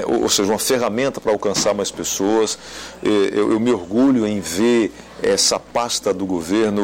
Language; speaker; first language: Portuguese; native; Portuguese